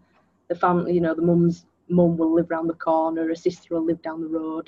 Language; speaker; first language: English; native; English